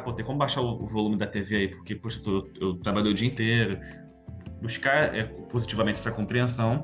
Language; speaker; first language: Portuguese; native; Portuguese